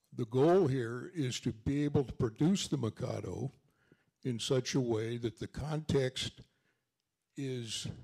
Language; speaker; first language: English; native; English